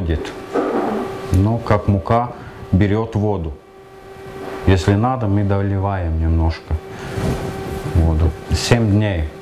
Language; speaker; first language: Russian; non-native, local second language; Latvian